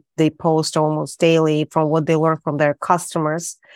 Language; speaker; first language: English; non-native, fluent; Russian